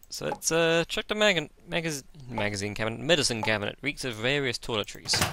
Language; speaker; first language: English; native; English